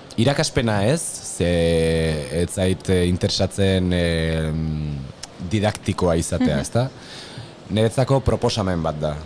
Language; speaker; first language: Basque; native; Basque